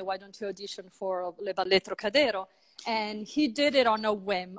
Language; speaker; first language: English; non-native, fluent; Italian